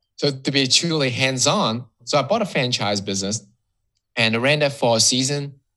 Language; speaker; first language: English; non-native, local second language; Cantonese